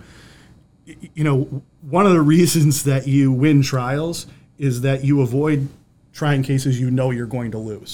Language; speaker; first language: English; native; English